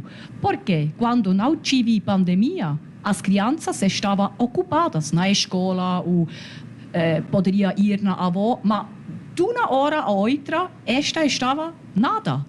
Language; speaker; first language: Portuguese; non-native, learner; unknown